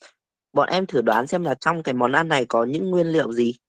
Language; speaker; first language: Vietnamese; native; Vietnamese